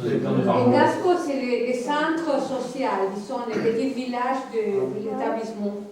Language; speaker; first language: French; non-native, fluent; Spanish